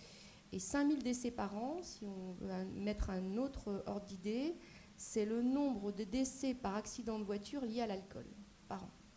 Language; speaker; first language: French; native; French